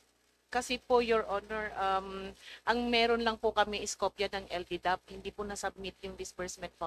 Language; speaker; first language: Filipino; native; Filipino